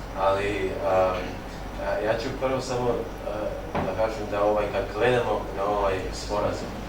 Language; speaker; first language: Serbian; non-native, local second language; Albanian